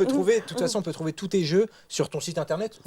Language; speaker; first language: French; native; French